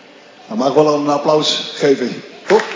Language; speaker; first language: Dutch; native; Dutch